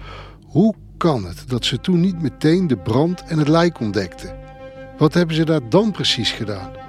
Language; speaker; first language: Dutch; native; Dutch